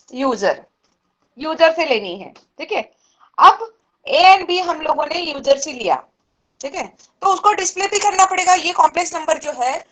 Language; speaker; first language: Hindi; non-native, local second language; Marathi